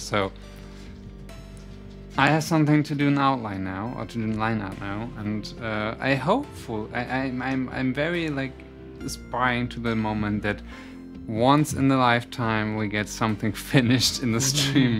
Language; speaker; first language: English; non-native, fluent; German